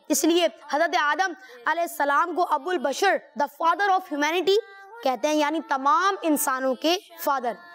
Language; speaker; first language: Urdu; native; Urdu